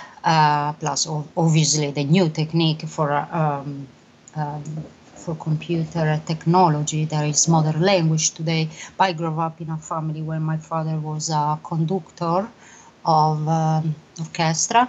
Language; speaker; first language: English; non-native, learner; Italian